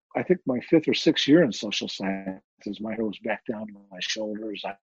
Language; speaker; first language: English; native; English